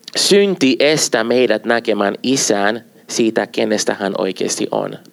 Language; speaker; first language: Finnish; non-native, fluent; Portuguese